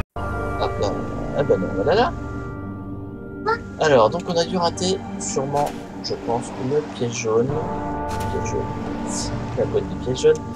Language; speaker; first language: French; native; French